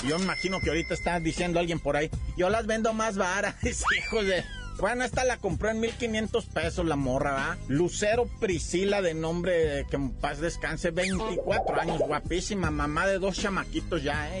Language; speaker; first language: Spanish; native; Spanish